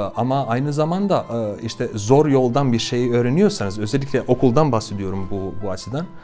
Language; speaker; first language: Turkish; non-native, fluent; Albanian